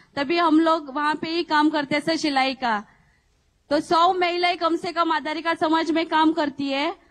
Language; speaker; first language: Hindi; non-native, local second language; Marathi